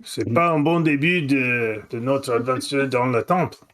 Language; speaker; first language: French; non-native, fluent; English